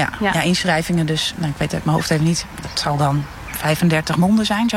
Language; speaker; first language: Dutch; native; Dutch